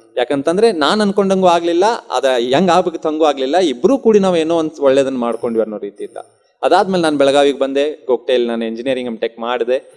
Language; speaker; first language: Kannada; non-native, local second language; Urdu